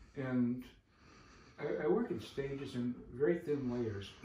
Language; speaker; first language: English; native; English